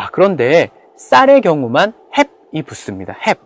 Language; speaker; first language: Korean; native; Korean